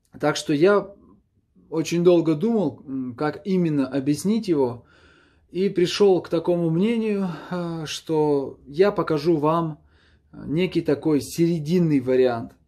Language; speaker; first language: Russian; native; Russian